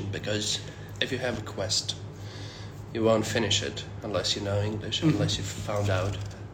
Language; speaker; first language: English; non-native, fluent; Russian